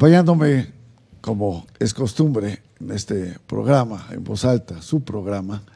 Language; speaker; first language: Spanish; native; Spanish